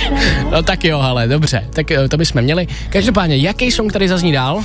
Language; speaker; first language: Czech; native; Czech